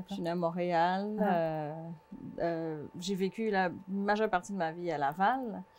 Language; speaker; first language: French; non-native, fluent; Portuguese